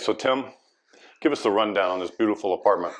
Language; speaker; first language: English; native; English